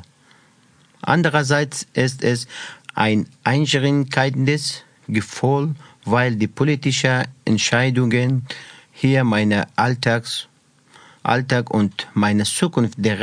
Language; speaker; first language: German; non-native, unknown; Persian